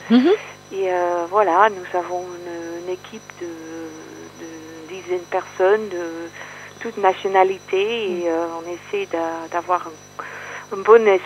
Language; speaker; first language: French; non-native, fluent; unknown